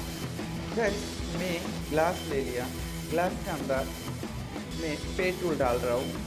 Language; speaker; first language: Hindi; non-native, learner; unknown